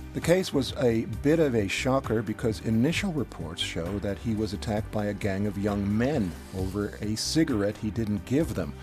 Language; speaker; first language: English; native; English